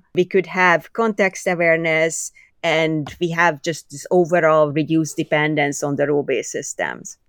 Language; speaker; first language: English; non-native, fluent; Hungarian